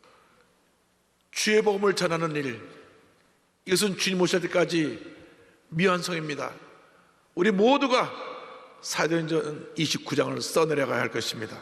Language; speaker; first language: Korean; native; Korean